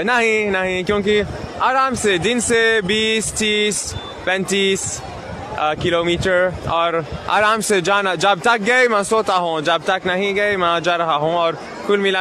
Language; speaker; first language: Hindi; non-native, learner; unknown